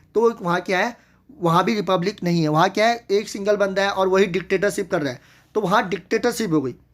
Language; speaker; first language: Hindi; native; Hindi